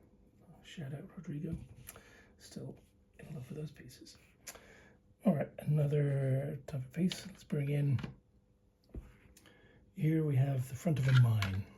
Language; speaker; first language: English; native; English